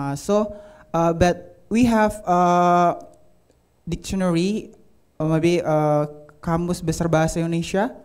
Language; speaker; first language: English; non-native, learner; Indonesian